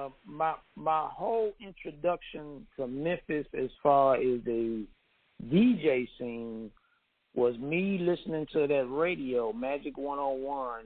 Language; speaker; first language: English; native; English